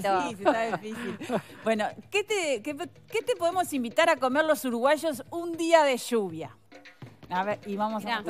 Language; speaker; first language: Spanish; native; Spanish